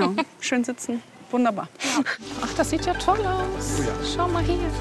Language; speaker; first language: German; native; German